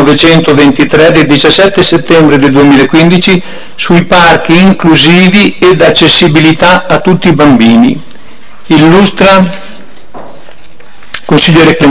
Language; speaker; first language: Italian; native; Italian